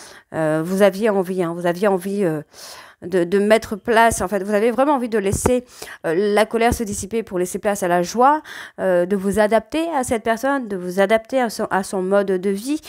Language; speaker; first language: French; native; French